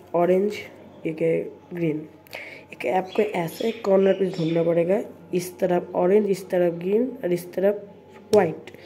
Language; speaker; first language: Hindi; non-native, local second language; Bangla